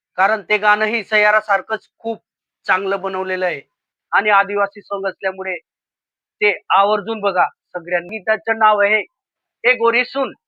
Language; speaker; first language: Marathi; non-native, local second language; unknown